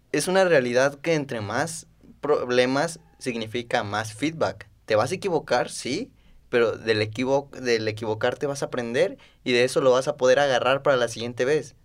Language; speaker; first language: Spanish; native; Spanish